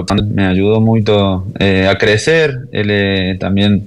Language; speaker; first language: Portuguese; non-native, learner; Spanish